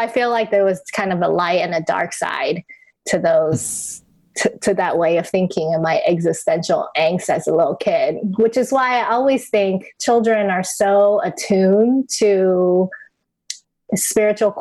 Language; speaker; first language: English; non-native, fluent; Chinese